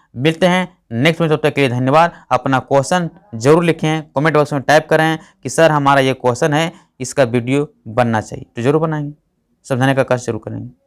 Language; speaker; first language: Hindi; native; Hindi